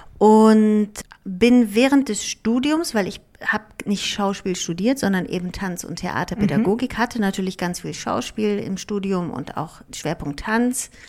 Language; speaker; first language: German; early bilingual, other home language; Greek